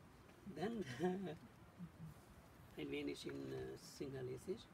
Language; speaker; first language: German; non-native, learner; Sinhala